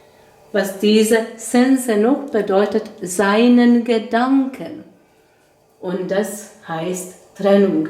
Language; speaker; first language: German; non-native, fluent; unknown